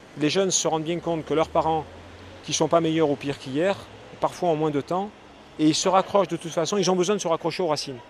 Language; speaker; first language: French; native; French